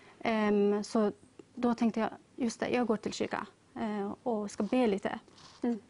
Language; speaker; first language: Swedish; non-native, learner; Persian